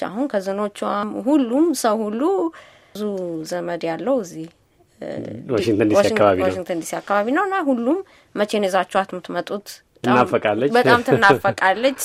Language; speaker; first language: Amharic; native; Amharic